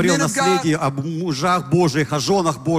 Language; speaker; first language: Russian; native; Russian